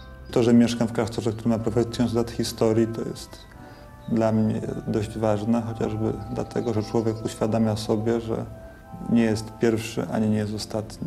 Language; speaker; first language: Polish; native; Polish